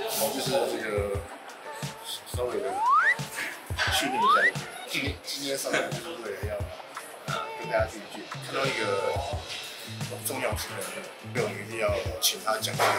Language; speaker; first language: Chinese; native; Chinese